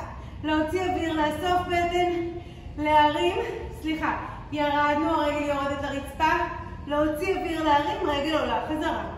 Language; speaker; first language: Hebrew; native; Hebrew